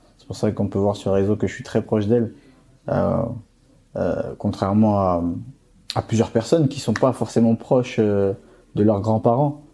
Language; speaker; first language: French; early bilingual, other home language; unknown